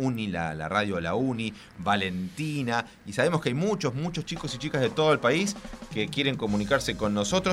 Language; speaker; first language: Spanish; native; Spanish